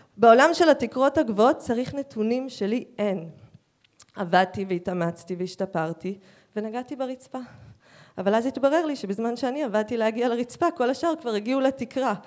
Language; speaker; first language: Hebrew; native; Hebrew